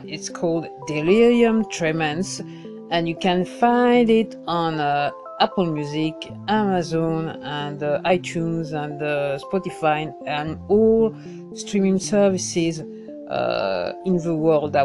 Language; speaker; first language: English; non-native, fluent; French